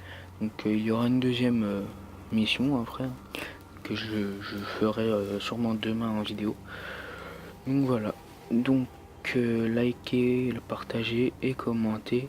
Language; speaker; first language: French; native; French